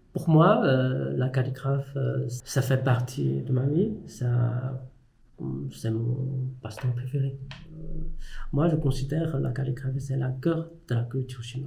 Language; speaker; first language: French; non-native, fluent; Chinese